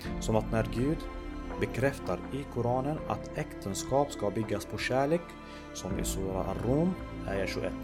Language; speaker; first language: Swedish; early bilingual, other home language; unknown